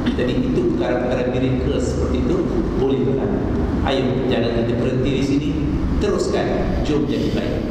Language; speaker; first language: Malay; non-native, local second language; Chinese